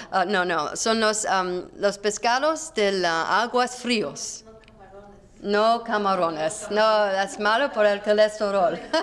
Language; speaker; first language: Spanish; non-native, learner; English